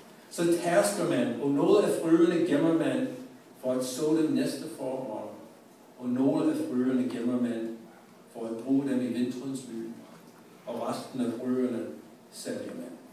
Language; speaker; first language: Danish; non-native, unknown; English